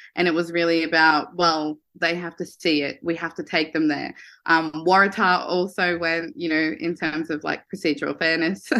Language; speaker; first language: English; native; English